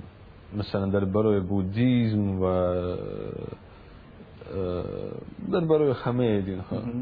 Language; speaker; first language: Persian; non-native, learner; Russian